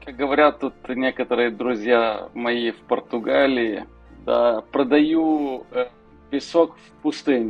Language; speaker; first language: Russian; non-native, local second language; Romanian